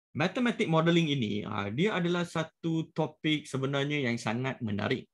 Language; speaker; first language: Malay; native; Malay